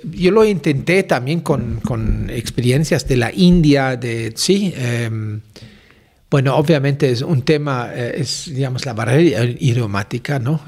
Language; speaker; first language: Spanish; non-native, fluent; German